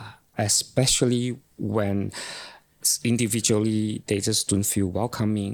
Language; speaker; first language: English; non-native, local second language; Chinese